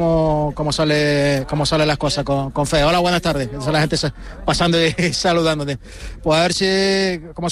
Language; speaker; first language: Spanish; native; Spanish